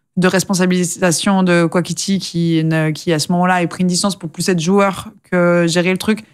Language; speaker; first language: French; native; French